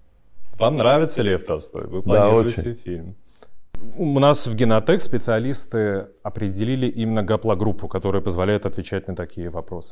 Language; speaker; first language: Russian; native; Russian